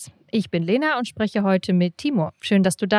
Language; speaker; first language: German; native; German